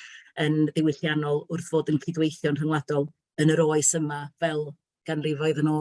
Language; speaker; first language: Welsh; native; Welsh